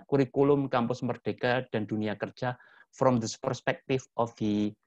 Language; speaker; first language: English; non-native, fluent; Indonesian